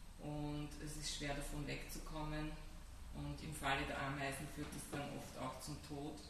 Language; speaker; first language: German; native; German